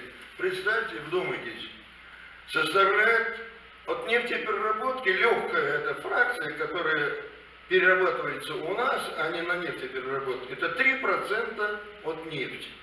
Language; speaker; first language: Russian; native; Russian